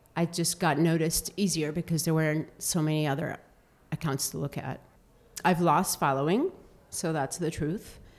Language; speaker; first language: English; non-native, fluent; Spanish